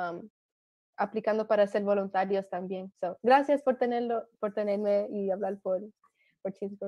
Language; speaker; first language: Spanish; early bilingual, other home language; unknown